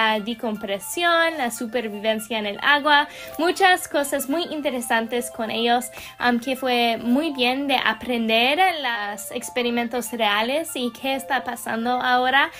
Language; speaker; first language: Spanish; non-native, learner; English